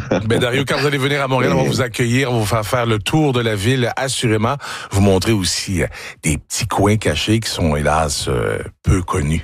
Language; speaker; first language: French; native; French